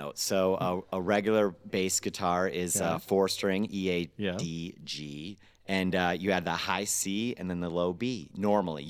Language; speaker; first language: English; native; English